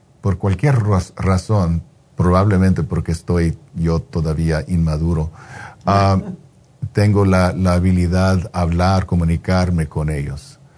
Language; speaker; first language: Spanish; non-native, fluent; English